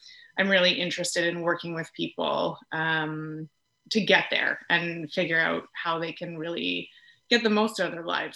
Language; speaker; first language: English; native; English